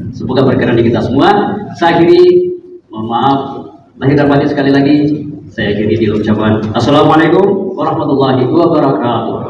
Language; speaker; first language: Indonesian; native; Indonesian